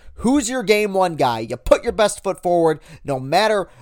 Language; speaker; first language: English; native; English